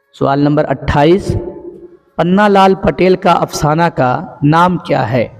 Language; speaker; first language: Urdu; native; Urdu